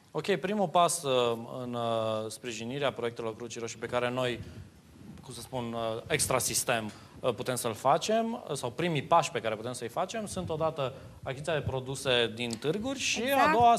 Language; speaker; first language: Romanian; native; Romanian